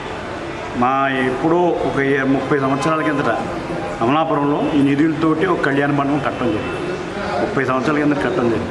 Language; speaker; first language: Telugu; native; Telugu